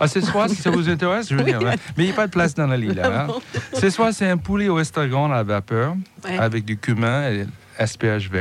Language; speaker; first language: French; non-native, fluent; English